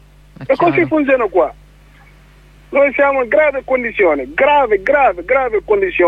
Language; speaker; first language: Italian; non-native, learner; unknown